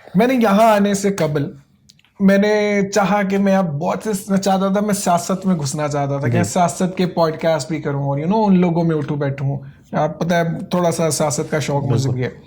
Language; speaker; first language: Urdu; native; Urdu